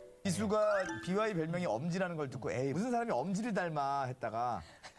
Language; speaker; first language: Korean; native; Korean